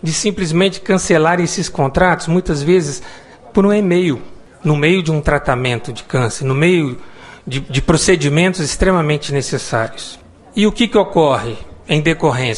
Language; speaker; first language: Portuguese; native; Portuguese